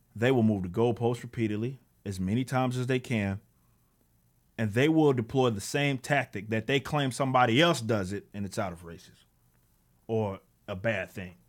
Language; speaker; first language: English; native; English